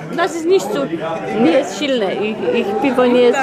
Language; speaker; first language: German; non-native, learner; Polish